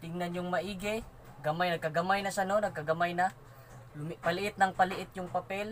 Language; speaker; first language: Filipino; non-native, local second language; Cebuano